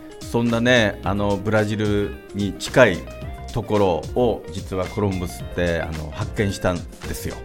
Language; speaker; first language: Japanese; native; Japanese